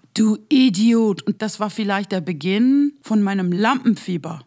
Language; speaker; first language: German; non-native, fluent; English